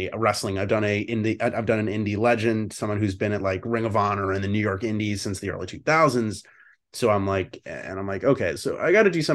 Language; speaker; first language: English; native; English